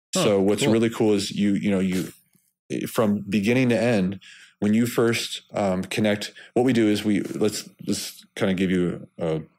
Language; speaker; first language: English; native; English